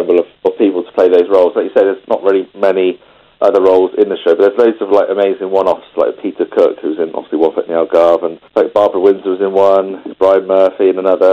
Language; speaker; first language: English; native; English